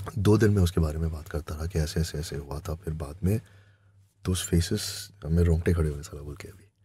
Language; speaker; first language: Hindi; native; Hindi